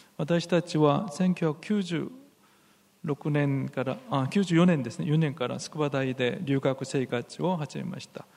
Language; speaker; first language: Japanese; non-native, fluent; Korean